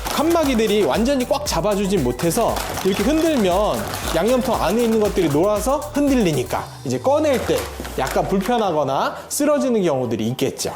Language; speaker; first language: Korean; native; Korean